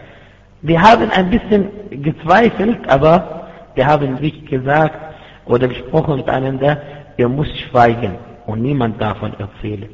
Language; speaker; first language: German; non-native, fluent; Arabic